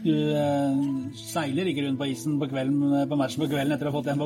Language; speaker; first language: Norwegian; native; Norwegian